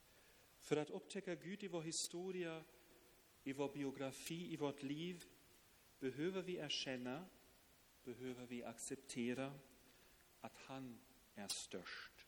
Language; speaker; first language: Swedish; non-native, fluent; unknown